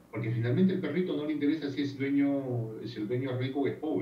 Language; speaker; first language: Spanish; native; Spanish